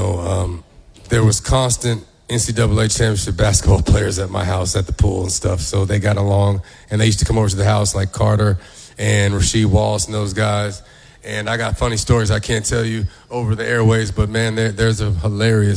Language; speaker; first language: English; early bilingual, other home language; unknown